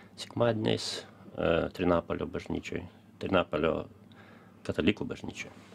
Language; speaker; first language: Lithuanian; early bilingual, heritage; Lithuanian